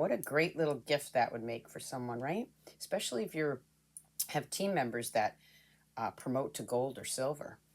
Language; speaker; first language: English; native; English